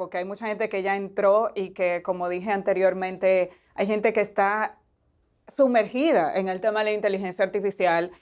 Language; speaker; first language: Spanish; native; Spanish